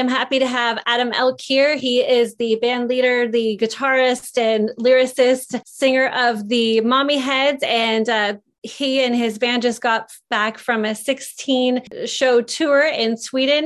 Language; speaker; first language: English; native; English